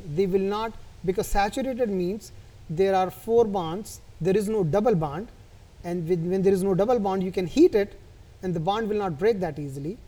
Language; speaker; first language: English; non-native, local second language; Hindi